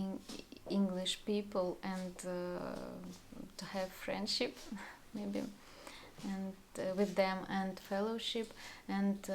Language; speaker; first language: English; non-native, learner; Russian